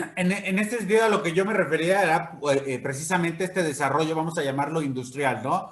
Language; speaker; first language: Spanish; native; Spanish